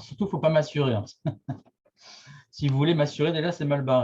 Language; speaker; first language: French; native; French